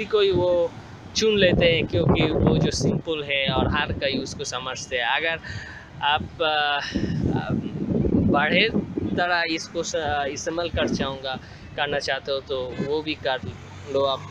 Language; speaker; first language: Hindi; non-native, learner; Bangla